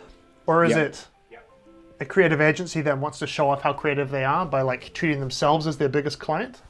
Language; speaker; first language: English; native; English